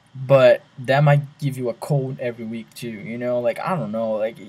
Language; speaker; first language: English; non-native, fluent; Portuguese